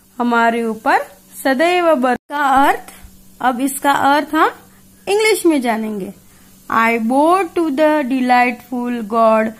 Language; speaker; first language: Hindi; non-native, local second language; Gujarati